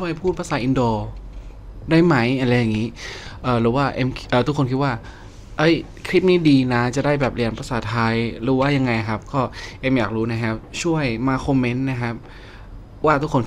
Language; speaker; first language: Thai; non-native, fluent; Indonesian